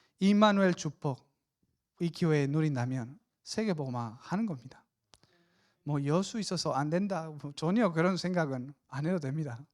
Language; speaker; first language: Korean; non-native, fluent; Spanish